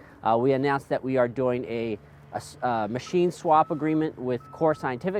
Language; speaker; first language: English; native; English